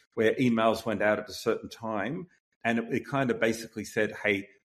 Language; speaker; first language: English; native; English